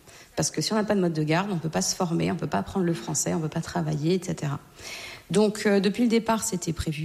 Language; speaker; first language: French; native; French